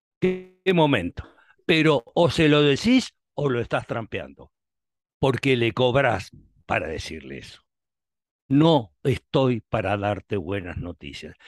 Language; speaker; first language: Spanish; native; Spanish